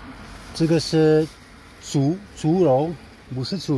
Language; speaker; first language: Chinese; non-native, learner; Slovak